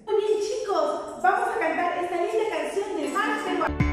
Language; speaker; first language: Spanish; native; Spanish